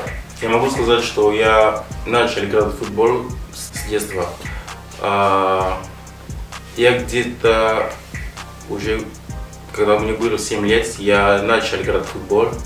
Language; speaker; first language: Russian; non-native, fluent; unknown